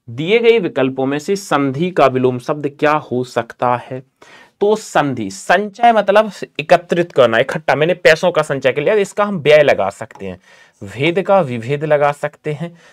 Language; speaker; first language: Hindi; native; Hindi